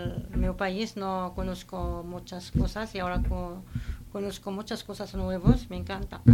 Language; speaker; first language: Spanish; non-native, learner; Arabic